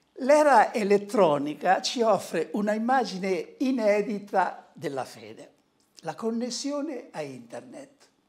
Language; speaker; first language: Italian; native; Italian